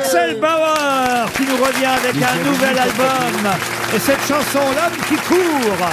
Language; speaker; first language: French; native; French